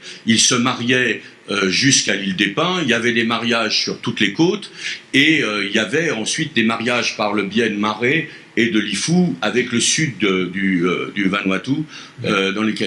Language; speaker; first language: French; native; French